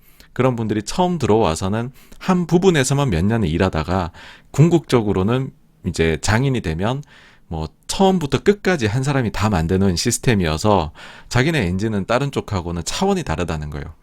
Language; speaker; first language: Korean; native; Korean